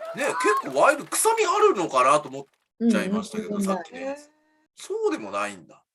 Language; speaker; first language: Japanese; native; Japanese